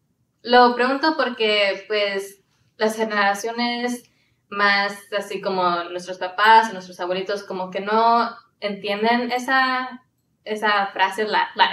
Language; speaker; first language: Spanish; early bilingual, other home language; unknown